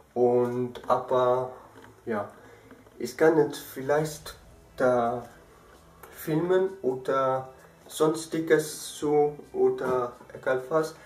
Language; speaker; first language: German; early bilingual, other home language; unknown